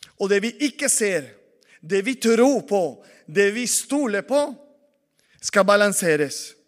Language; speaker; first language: Norwegian; non-native, fluent; Spanish